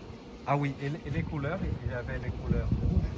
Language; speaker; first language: French; non-native, fluent; German